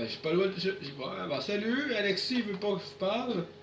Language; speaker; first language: French; native; French